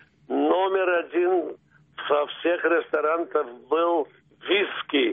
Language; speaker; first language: Russian; early bilingual, heritage; Russian